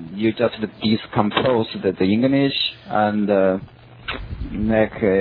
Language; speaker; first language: English; non-native, learner; Chinese